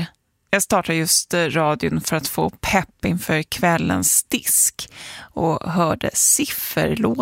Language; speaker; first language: Swedish; native; Swedish